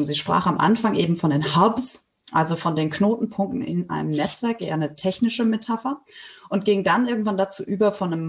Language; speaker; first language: German; native; German